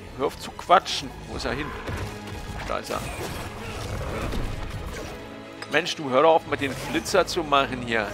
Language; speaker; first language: German; native; German